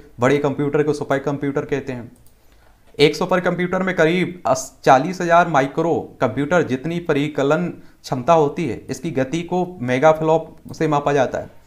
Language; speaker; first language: Hindi; native; Hindi